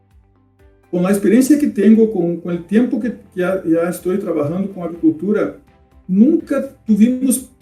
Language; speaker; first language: Spanish; non-native, fluent; Portuguese